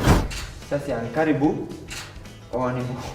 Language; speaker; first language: French; non-native, learner; Italian